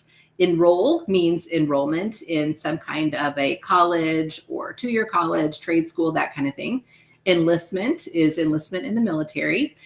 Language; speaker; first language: English; native; English